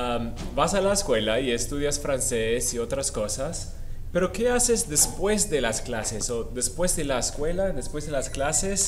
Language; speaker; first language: Spanish; non-native, fluent; English